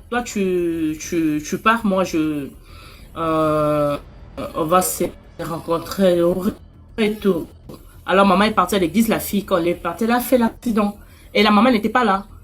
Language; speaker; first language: French; non-native, local second language; Lingala